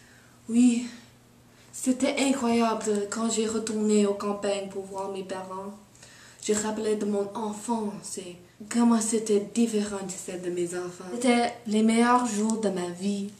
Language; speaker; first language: French; non-native, learner; English